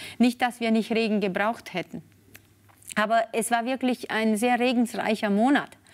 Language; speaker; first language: German; non-native, fluent; Spanish